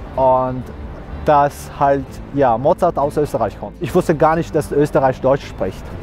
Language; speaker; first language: German; non-native, fluent; Arabic